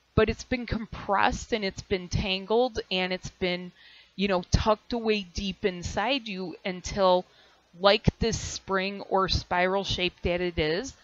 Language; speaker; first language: English; native; English